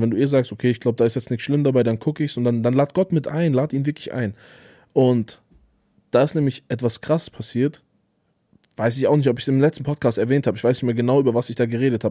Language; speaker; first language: German; native; German